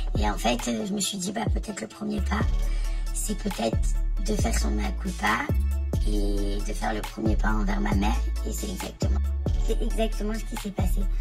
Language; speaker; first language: French; native; French